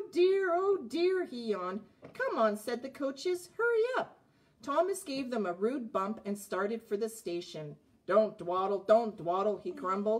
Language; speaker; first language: English; native; English